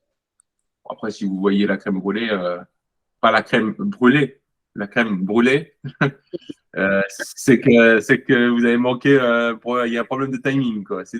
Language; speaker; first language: French; native; French